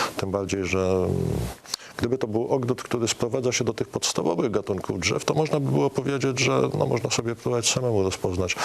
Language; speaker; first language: Polish; native; Polish